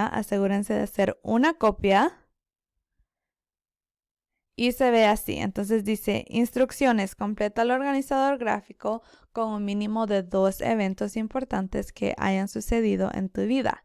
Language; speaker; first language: Spanish; early bilingual, other home language; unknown